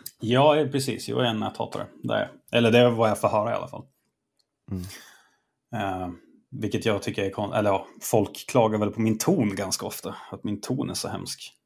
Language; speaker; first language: Swedish; native; Swedish